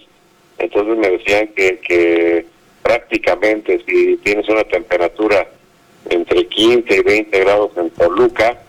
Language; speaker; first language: Spanish; native; Spanish